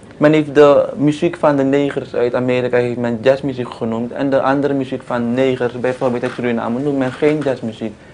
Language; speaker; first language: Dutch; native; Dutch